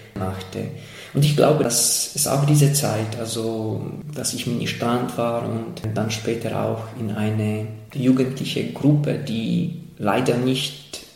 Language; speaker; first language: German; non-native, fluent; Polish